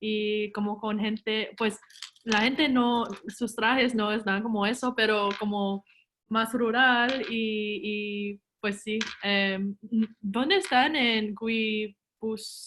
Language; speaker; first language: Spanish; non-native, learner; English